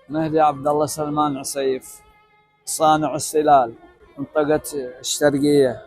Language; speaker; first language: Arabic; native; Arabic